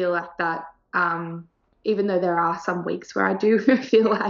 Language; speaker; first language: English; native; English